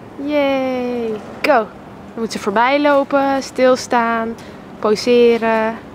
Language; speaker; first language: Dutch; early bilingual, other home language; Russian